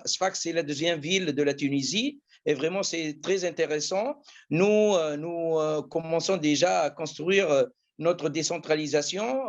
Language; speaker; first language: French; non-native, local second language; Arabic